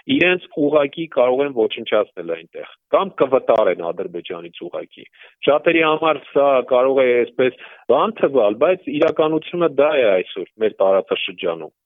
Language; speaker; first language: Armenian; native; Armenian